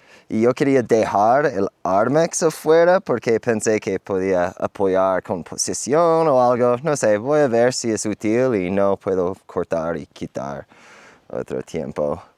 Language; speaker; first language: Spanish; non-native, fluent; English